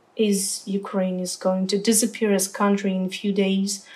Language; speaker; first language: English; non-native, fluent; Ukrainian